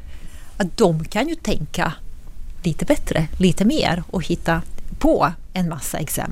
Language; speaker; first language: Swedish; non-native, fluent; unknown